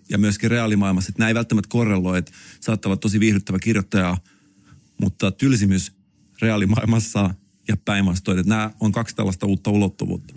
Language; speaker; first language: Finnish; native; Finnish